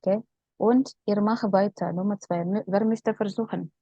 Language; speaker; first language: German; non-native, fluent; Indonesian